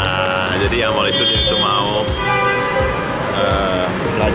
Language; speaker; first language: Indonesian; native; Indonesian